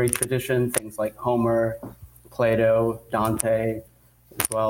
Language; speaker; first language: English; native; English